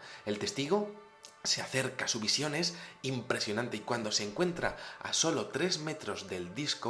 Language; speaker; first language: Spanish; native; Spanish